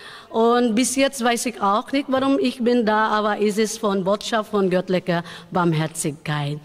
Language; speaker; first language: German; non-native, learner; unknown